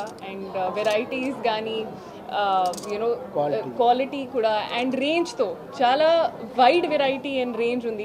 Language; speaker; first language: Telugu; non-native, learner; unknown